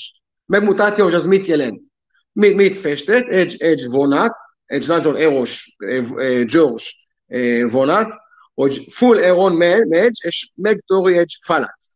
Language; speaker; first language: Hungarian; non-native, learner; Hebrew